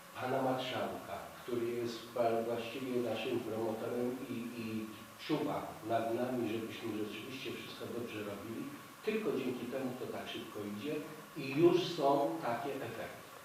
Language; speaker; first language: Polish; non-native, fluent; Ukrainian